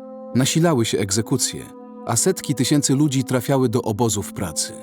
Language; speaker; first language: Polish; native; Polish